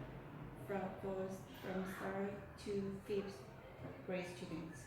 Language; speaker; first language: English; non-native, fluent; Korean